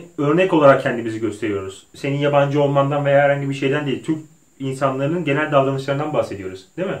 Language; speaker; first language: Turkish; native; Turkish